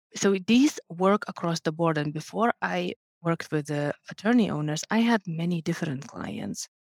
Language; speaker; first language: English; non-native, fluent; Lithuanian